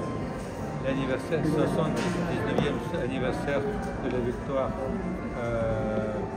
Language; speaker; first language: French; non-native, fluent; Russian